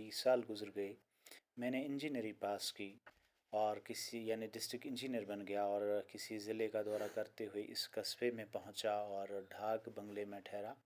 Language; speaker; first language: Urdu; non-native, local second language; Kashmiri